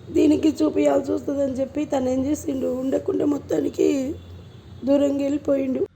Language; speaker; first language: Telugu; native; Telugu